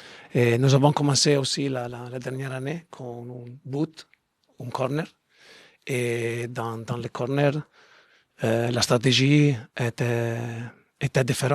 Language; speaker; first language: French; non-native, learner; Italian